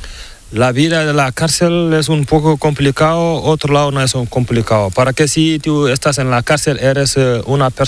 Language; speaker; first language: Spanish; non-native, learner; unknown